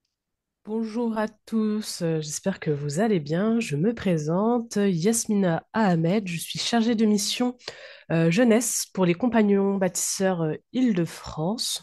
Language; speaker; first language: French; native; French